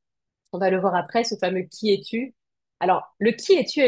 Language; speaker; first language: French; native; French